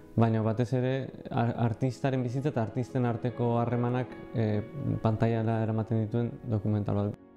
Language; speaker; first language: Basque; native; Basque